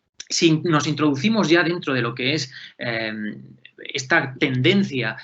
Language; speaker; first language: Spanish; native; Spanish